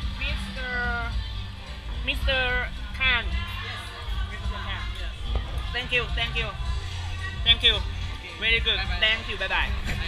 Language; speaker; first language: English; non-native, learner; Thai